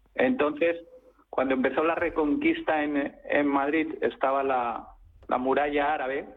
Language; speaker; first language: Spanish; native; Spanish